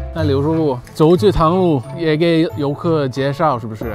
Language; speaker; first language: Chinese; non-native, fluent; English